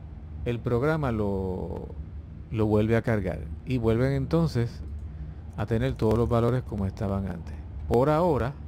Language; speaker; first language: Spanish; native; Spanish